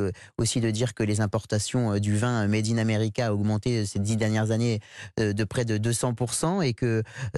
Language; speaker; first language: French; native; French